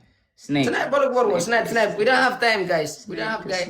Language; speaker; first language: English; non-native, learner; Tigrinya